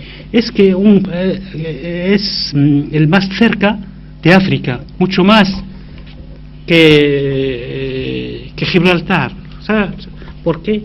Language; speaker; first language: Spanish; non-native, fluent; Arabic